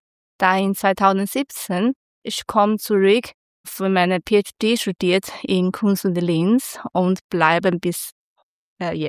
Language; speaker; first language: German; non-native, learner; Chinese